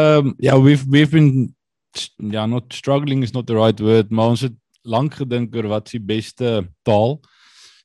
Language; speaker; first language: English; non-native, local second language; Afrikaans